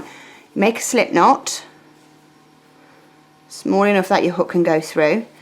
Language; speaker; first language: English; native; English